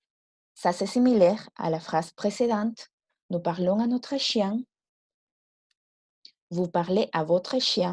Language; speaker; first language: French; non-native, fluent; Spanish